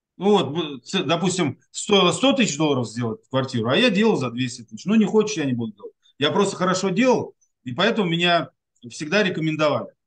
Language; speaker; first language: Russian; non-native, local second language; Tatar